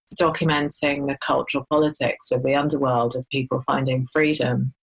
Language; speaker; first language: English; native; English